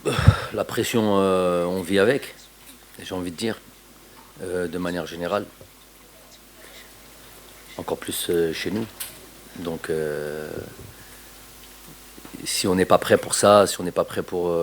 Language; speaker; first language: French; native; French